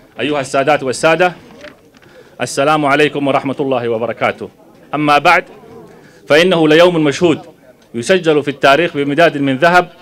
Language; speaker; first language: Arabic; non-native, local second language; Somali